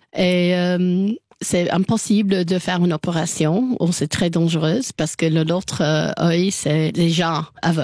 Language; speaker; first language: French; non-native, learner; English